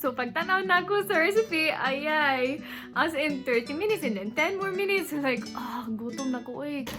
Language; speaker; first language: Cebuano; non-native, local second language; English